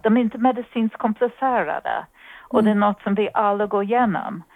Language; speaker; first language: Swedish; non-native, fluent; English